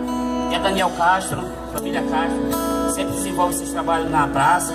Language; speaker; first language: Portuguese; native; Portuguese